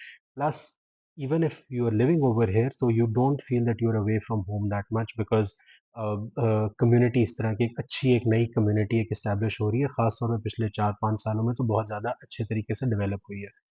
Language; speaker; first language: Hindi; non-native, local second language; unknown